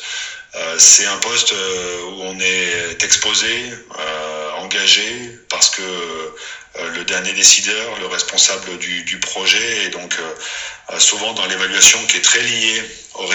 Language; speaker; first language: French; native; French